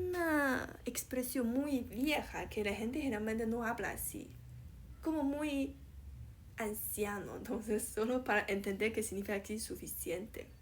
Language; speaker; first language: Spanish; non-native, fluent; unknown